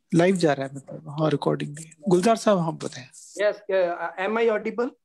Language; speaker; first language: Hindi; native; Hindi